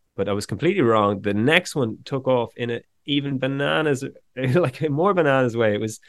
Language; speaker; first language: English; native; English